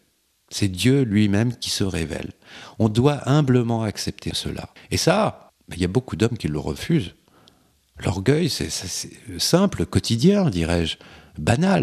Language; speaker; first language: French; native; French